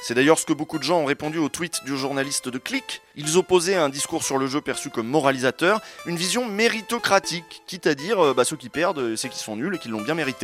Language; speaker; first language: French; native; French